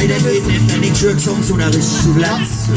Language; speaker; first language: German; native; German